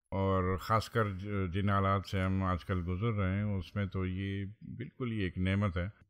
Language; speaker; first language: Urdu; non-native, local second language; Pashto